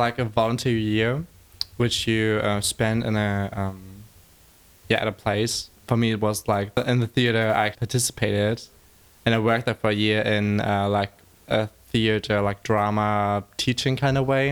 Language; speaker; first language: English; non-native, fluent; German